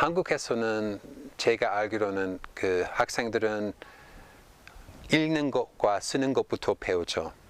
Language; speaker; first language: Korean; non-native, fluent; English